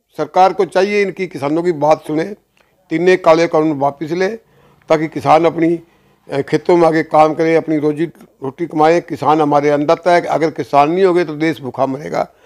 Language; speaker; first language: Hindi; native; Hindi